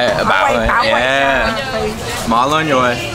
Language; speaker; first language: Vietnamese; early bilingual, heritage; English